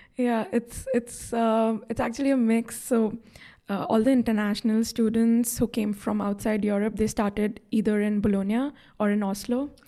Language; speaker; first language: English; non-native, local second language; Hindi